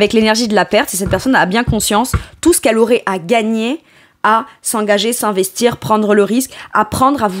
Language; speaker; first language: French; native; French